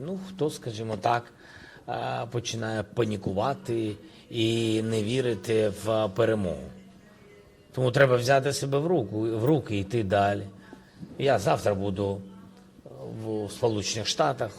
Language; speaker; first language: Ukrainian; non-native, local second language; Russian